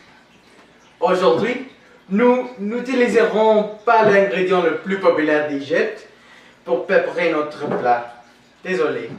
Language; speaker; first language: French; non-native, learner; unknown